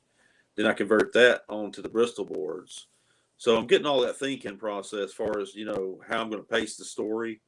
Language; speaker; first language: English; native; English